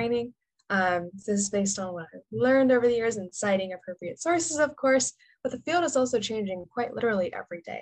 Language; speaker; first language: English; native; English